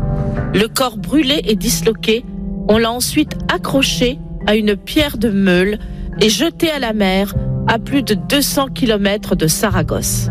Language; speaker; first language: French; native; French